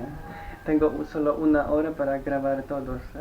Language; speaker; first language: Spanish; non-native, learner; Polish